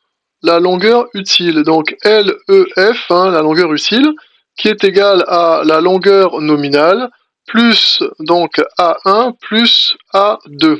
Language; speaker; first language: French; native; French